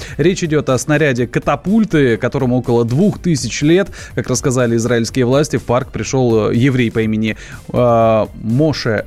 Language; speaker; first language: Russian; native; Russian